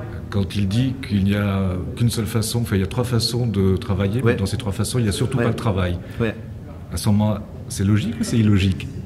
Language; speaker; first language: French; native; French